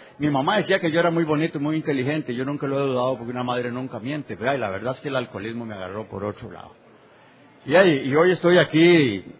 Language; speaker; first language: Spanish; native; Spanish